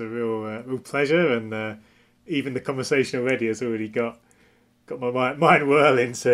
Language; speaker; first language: English; native; English